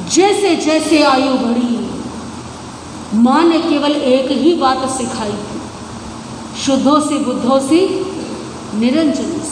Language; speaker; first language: Hindi; native; Hindi